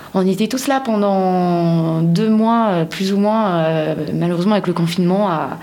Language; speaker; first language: French; non-native, local second language; Malagasy